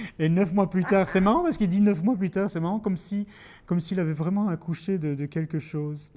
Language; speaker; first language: French; native; French